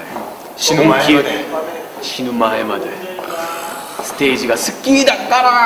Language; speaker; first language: Japanese; non-native, fluent; Korean